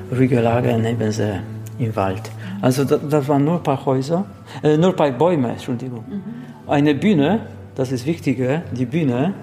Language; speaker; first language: German; non-native, learner; Polish